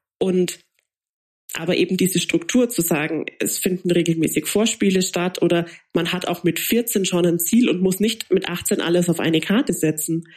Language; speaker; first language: German; native; German